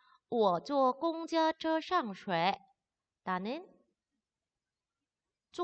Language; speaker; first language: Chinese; non-native, fluent; Korean